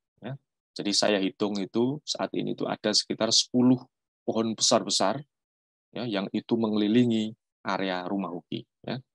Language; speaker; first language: Indonesian; non-native, local second language; Javanese